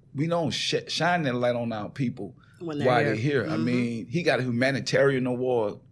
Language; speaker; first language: English; native; English